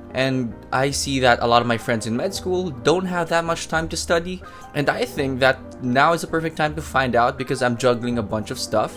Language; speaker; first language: English; non-native, local second language; Filipino